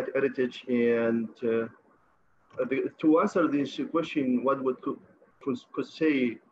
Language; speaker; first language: English; non-native, fluent; Arabic